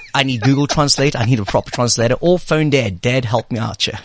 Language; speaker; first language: English; native; English